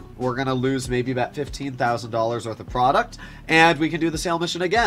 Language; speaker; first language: English; native; English